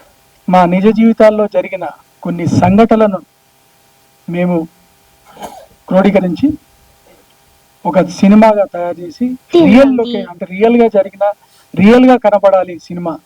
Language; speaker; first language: Telugu; native; Telugu